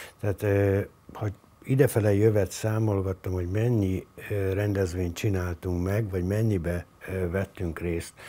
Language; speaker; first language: Hungarian; native; Hungarian